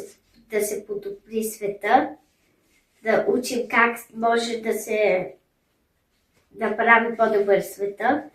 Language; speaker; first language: Bulgarian; early bilingual, heritage; German